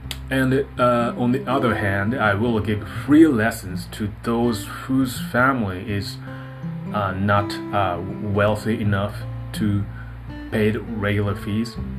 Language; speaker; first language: English; non-native, fluent; Japanese